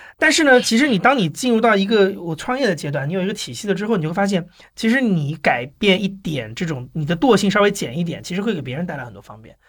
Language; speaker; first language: Chinese; native; Chinese